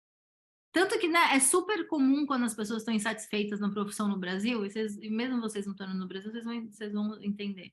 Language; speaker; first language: Portuguese; native; Portuguese